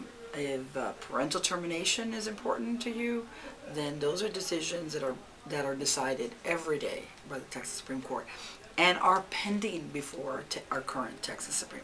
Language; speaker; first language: English; early bilingual, other home language; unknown